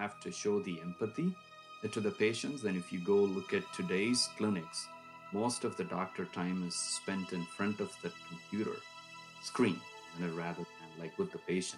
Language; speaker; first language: English; non-native, local second language; Tamil